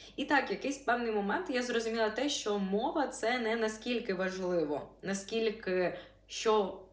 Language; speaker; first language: Ukrainian; non-native, local second language; Russian